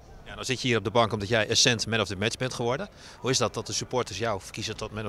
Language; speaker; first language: Dutch; native; Dutch